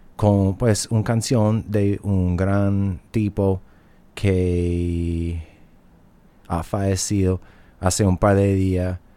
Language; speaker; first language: Spanish; native; Spanish